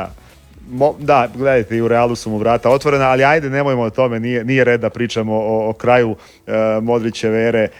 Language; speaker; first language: Serbian; native; Serbian